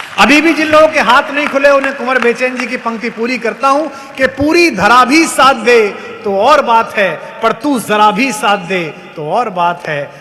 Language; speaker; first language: Hindi; native; Hindi